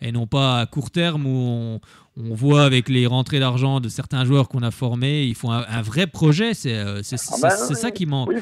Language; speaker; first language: French; native; French